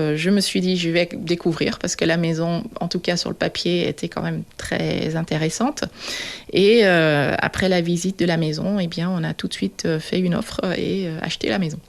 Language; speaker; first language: French; non-native, fluent; Dutch